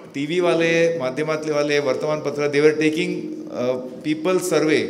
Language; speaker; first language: Hindi; non-native, local second language; Marathi